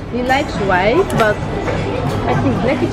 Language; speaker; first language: English; non-native, learner; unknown